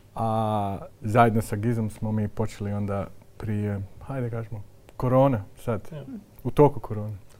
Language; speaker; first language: Croatian; non-native, fluent; Dutch